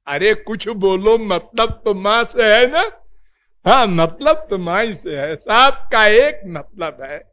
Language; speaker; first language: Hindi; native; Hindi